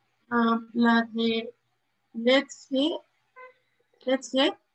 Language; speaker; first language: English; non-native, learner; Spanish